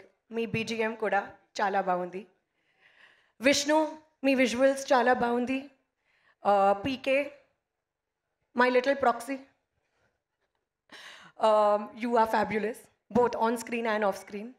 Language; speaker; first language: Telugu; non-native, local second language; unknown